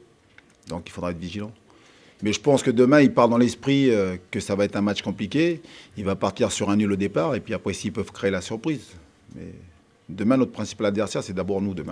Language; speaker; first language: French; native; French